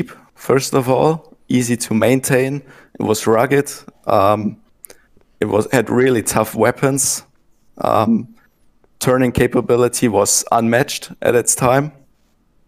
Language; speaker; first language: English; non-native, fluent; German